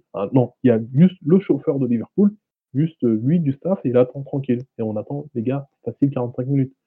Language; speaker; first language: French; native; French